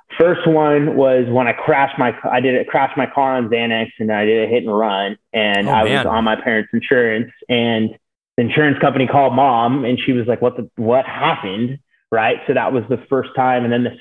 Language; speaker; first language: English; native; English